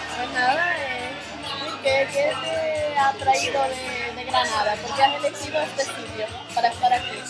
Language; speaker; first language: Spanish; early bilingual, other home language; German